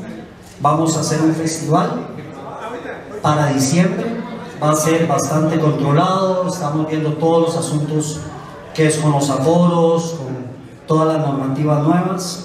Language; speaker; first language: Spanish; native; Spanish